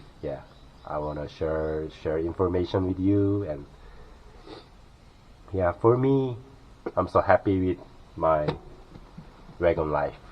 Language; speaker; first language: English; non-native, learner; Korean